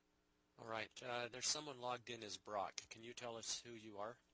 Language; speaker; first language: English; native; English